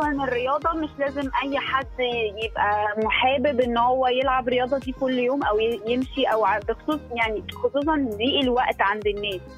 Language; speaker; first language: Arabic; native; Arabic